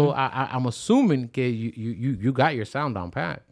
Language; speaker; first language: English; early bilingual, other home language; Spanish